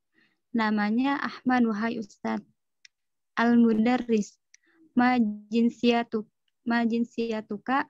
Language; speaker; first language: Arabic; non-native, learner; Indonesian